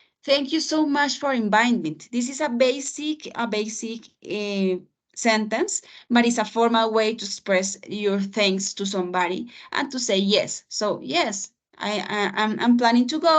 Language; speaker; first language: English; non-native, fluent; Spanish